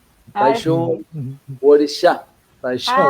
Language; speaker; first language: Portuguese; non-native, fluent; Spanish